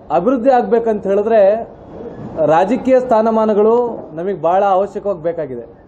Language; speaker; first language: Kannada; non-native, local second language; Lambadi